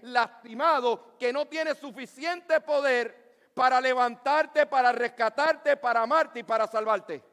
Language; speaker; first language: Spanish; native; Spanish